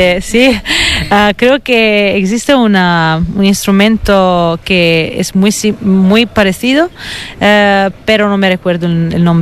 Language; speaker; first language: Spanish; non-native, fluent; Italian